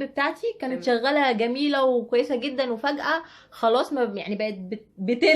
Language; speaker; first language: Arabic; native; Arabic